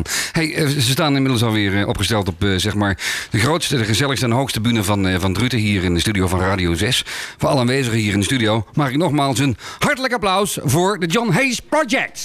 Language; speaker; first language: Dutch; native; Dutch